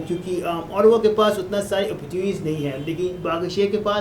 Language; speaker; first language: Hindi; non-native, learner; Arabic